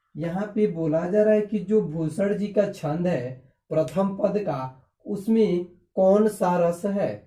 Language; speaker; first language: Hindi; native; Hindi